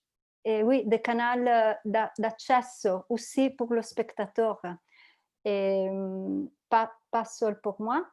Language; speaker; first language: French; non-native, learner; Italian